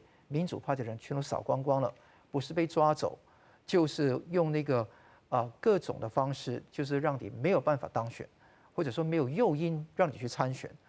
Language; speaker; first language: Chinese; non-native, local second language; Cantonese